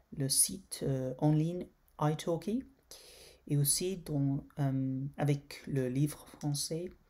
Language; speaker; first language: French; non-native, learner; English